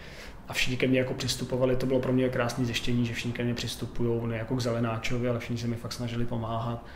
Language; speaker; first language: Czech; native; Czech